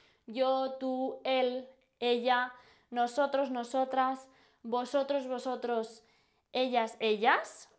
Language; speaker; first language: Spanish; non-native, fluent; Indonesian